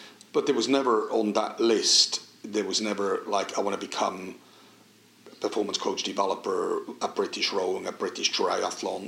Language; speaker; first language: English; non-native, fluent; Swiss German